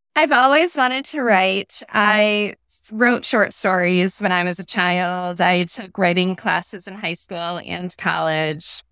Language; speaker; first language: English; native; English